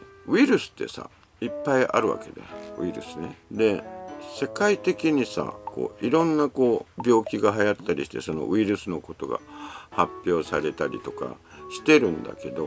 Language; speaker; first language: Japanese; native; Japanese